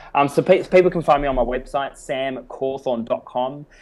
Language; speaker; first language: English; native; English